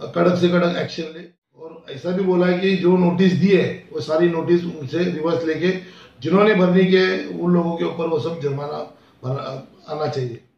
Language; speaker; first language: Hindi; non-native, local second language; Marathi